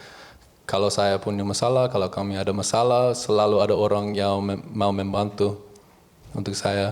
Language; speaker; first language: Indonesian; non-native, learner; English